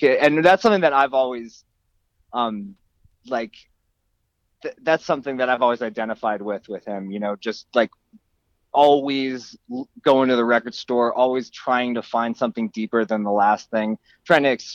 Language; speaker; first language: English; native; English